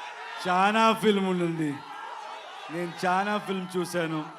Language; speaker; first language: Telugu; non-native, learner; Kannada